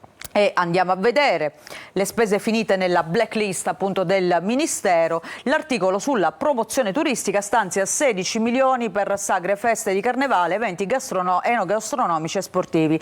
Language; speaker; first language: Italian; native; Italian